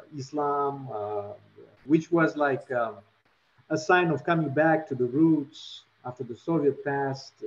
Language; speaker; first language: English; non-native, fluent; Russian